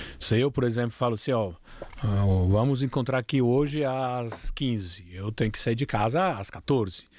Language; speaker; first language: Portuguese; non-native, fluent; Italian